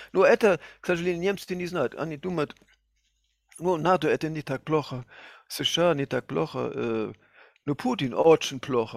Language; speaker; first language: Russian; non-native, fluent; German